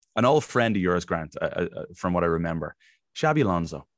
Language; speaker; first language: English; native; English